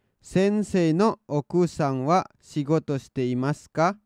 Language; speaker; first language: Japanese; non-native, fluent; Indonesian